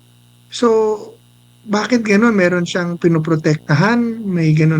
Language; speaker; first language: Filipino; native; Filipino